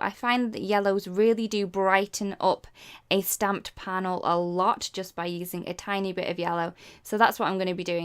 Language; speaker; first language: English; native; English